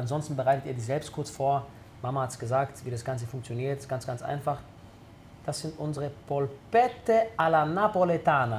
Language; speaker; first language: German; early bilingual, other home language; Italian